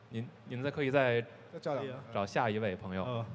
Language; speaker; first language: Chinese; native; Chinese